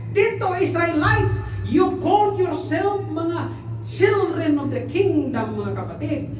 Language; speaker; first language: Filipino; non-native, local second language; Cebuano